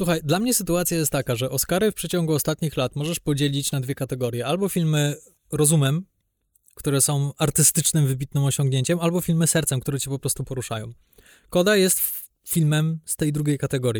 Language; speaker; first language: Polish; native; Polish